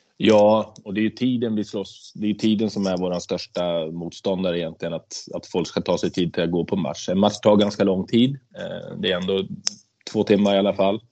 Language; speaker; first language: Swedish; native; Swedish